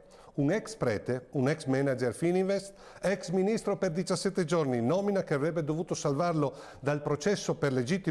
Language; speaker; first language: Italian; native; Italian